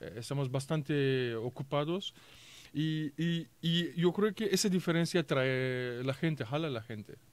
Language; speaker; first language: Spanish; non-native, fluent; Turkish